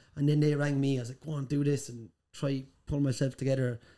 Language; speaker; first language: English; native; English